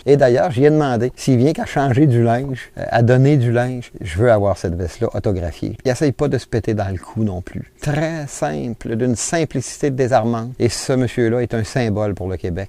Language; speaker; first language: French; native; French